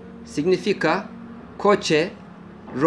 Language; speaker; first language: Spanish; non-native, fluent; Turkish